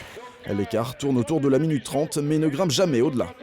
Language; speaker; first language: French; native; French